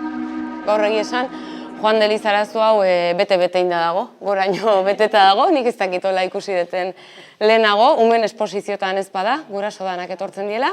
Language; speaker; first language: Basque; native; Basque